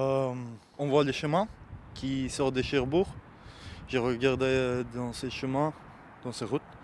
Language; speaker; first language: French; non-native, learner; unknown